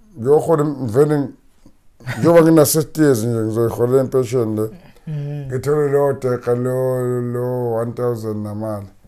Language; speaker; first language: Zulu; native; Zulu